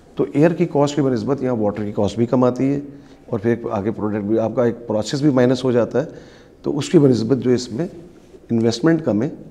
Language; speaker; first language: Urdu; native; Urdu